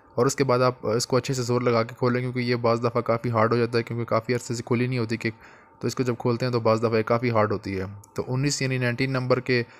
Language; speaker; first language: Urdu; native; Urdu